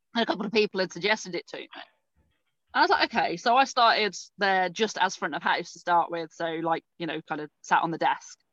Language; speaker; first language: English; native; English